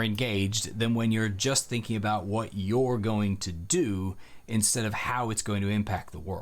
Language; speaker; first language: English; native; English